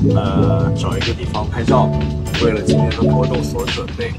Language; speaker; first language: Chinese; native; Chinese